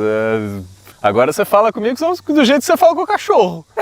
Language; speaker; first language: Portuguese; native; Portuguese